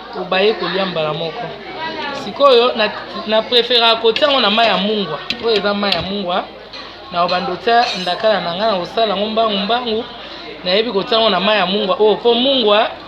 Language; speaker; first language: Lingala; non-native, local second language; Luba-Lulua